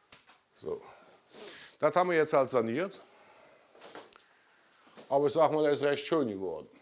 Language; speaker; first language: German; native; German